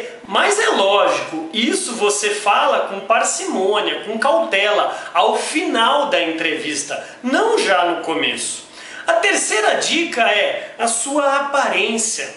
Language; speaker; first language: Portuguese; native; Portuguese